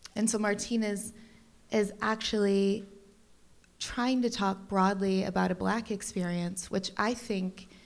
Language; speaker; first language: English; native; English